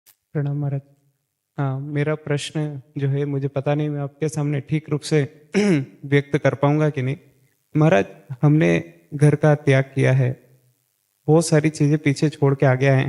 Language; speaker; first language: Hindi; native; Hindi